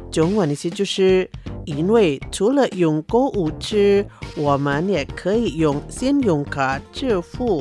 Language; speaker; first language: Chinese; early bilingual, heritage; Chinese